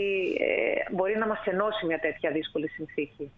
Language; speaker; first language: Greek; native; Greek